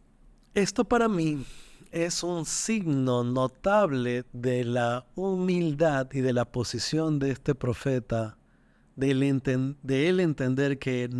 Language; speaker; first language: Spanish; native; Spanish